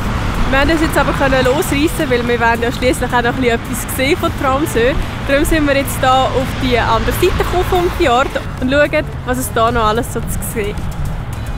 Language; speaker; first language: German; native; German